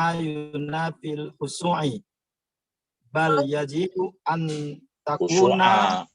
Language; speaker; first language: Arabic; non-native, learner; Indonesian